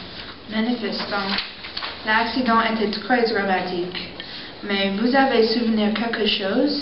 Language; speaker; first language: French; non-native, learner; English